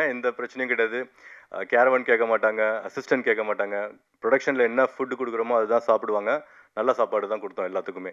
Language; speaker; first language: Tamil; native; Tamil